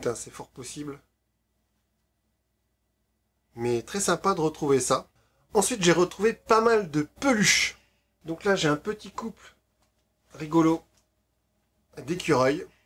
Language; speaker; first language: French; native; French